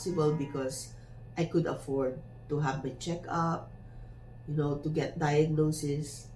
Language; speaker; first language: English; non-native, local second language; Filipino